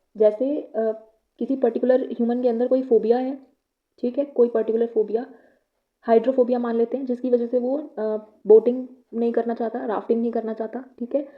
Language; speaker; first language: Hindi; native; Hindi